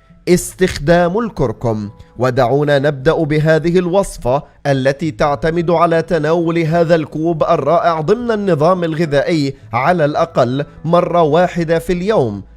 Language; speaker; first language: Arabic; native; Arabic